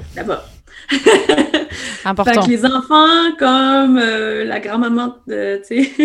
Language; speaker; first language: French; native; French